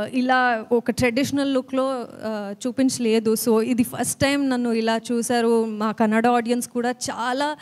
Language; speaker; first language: Telugu; non-native, learner; Kannada